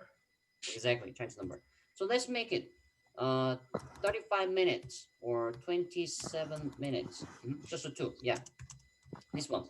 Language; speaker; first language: English; non-native, fluent; Korean